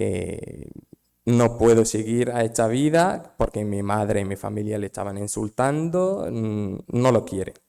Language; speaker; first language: Spanish; non-native, fluent; Arabic